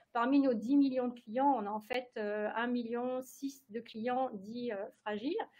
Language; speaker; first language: French; native; French